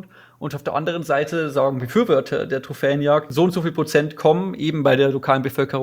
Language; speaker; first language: German; native; German